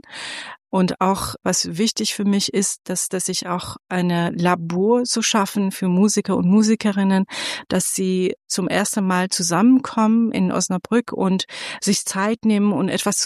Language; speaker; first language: German; non-native, fluent; Persian